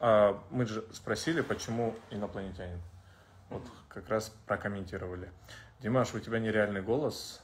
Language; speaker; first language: Russian; non-native, local second language; Kazakh